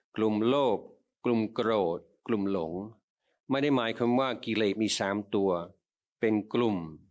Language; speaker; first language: Thai; non-native, fluent; English